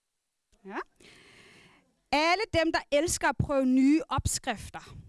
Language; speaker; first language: Danish; non-native, local second language; Kalaallisut